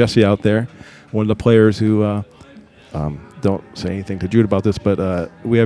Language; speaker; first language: English; native; English